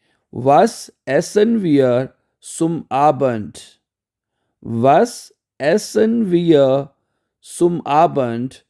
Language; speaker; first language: German; non-native, fluent; Urdu